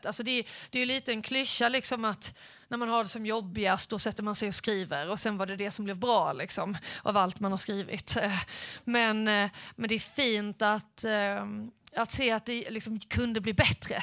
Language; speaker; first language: Swedish; native; Swedish